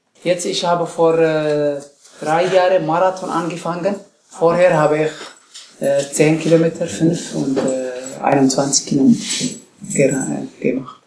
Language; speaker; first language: German; non-native, learner; Tigrinya